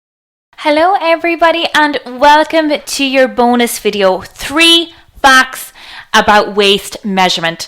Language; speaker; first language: English; native; English